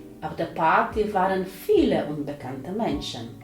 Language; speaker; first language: German; non-native, fluent; Ukrainian